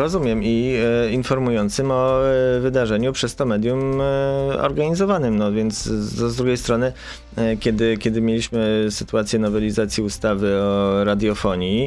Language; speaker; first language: Polish; native; Polish